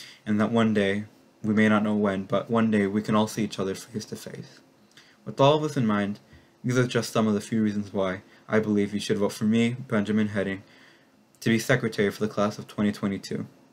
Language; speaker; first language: English; native; English